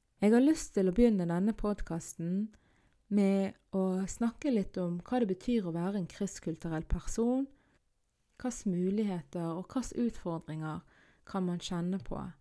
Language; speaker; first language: Norwegian; early bilingual, other home language; Arabic